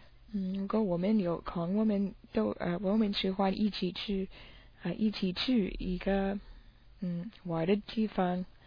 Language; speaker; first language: Chinese; non-native, learner; English